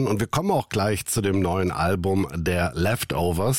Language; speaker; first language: German; native; German